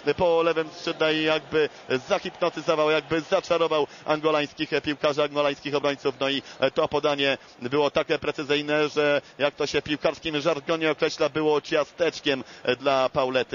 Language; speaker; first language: Polish; native; Polish